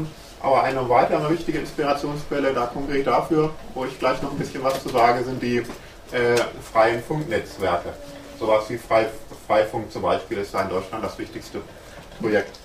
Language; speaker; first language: German; native; German